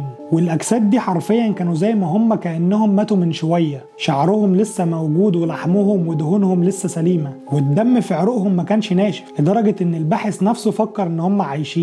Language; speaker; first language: Arabic; native; Arabic